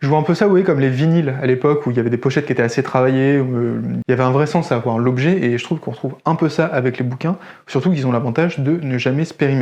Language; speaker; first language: French; native; French